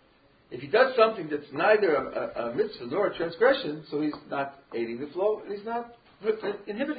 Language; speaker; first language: English; native; English